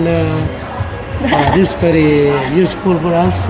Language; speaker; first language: English; non-native, learner; Indonesian